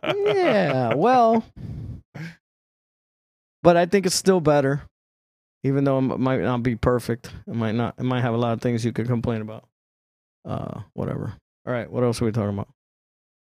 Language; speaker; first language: English; native; English